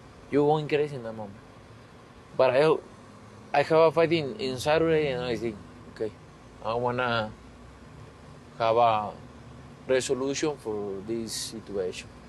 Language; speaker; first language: English; non-native, learner; Spanish